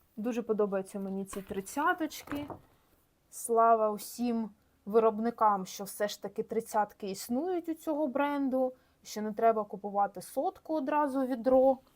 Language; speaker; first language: Ukrainian; native; Ukrainian